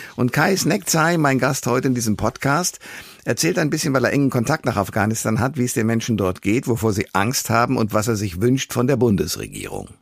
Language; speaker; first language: German; native; German